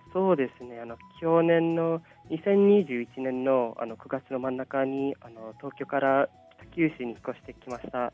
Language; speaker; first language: Japanese; non-native, fluent; English